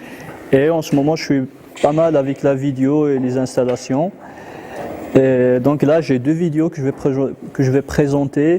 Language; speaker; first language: French; non-native, local second language; Kabyle